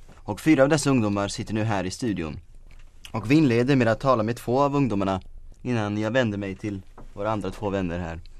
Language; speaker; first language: Swedish; native; Swedish